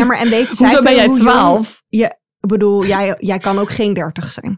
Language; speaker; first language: Dutch; native; Dutch